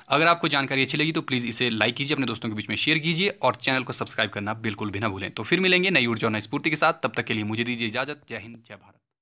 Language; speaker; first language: Hindi; native; Hindi